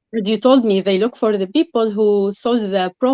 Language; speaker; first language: English; non-native, learner; Arabic